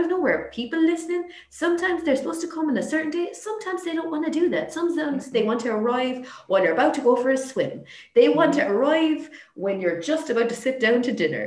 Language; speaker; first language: English; native; English